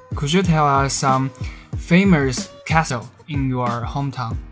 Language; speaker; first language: English; non-native, learner; Chinese